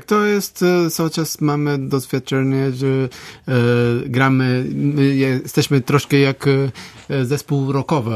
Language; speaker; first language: Polish; non-native, learner; Portuguese